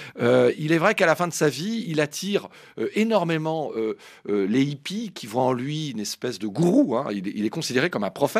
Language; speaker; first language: French; native; French